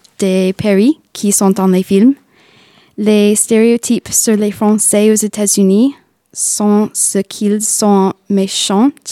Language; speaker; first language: French; non-native, fluent; English